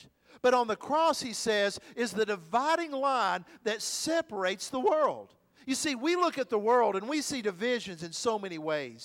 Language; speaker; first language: English; native; English